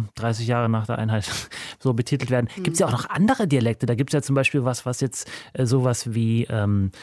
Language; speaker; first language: German; native; German